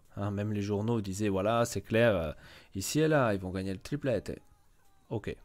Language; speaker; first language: French; native; French